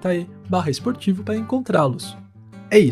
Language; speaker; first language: Portuguese; native; Portuguese